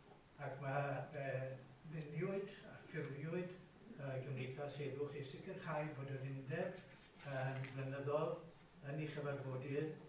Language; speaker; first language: Welsh; native; Welsh